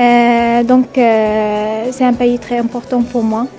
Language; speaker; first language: French; non-native, fluent; Arabic